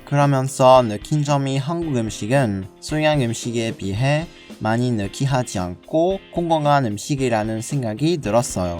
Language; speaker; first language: Korean; non-native, learner; French